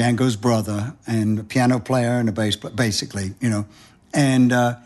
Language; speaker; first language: English; native; English